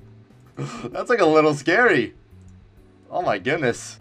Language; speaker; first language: English; native; English